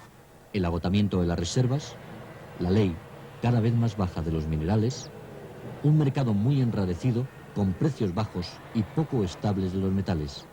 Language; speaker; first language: Spanish; native; Spanish